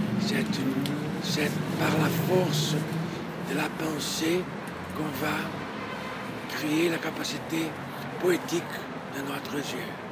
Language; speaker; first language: French; non-native, learner; Portuguese